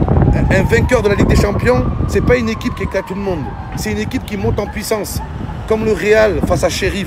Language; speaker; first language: French; native; French